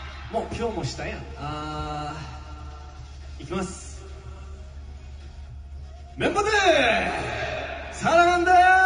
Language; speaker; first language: Japanese; non-native, learner; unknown